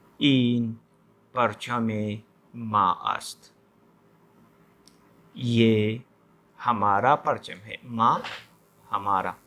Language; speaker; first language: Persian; non-native, fluent; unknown